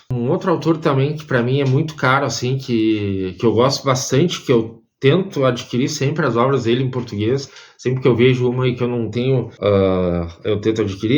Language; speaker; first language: Portuguese; native; Portuguese